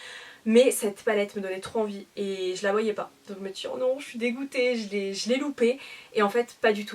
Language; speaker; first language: French; native; French